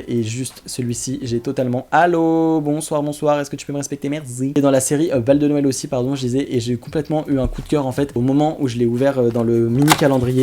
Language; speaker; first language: French; native; French